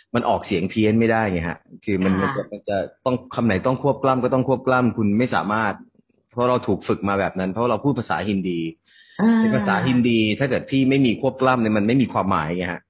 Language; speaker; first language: Thai; native; Thai